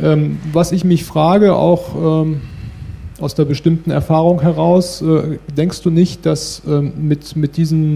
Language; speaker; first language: German; native; German